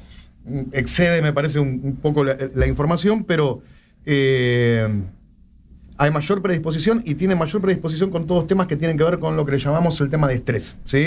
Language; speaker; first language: Spanish; native; Spanish